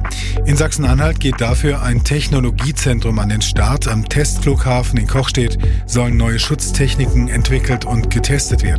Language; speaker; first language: German; native; German